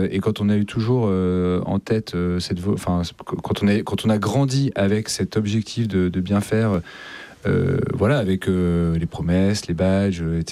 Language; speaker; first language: French; native; French